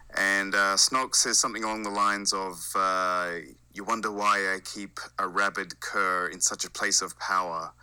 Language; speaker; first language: English; native; English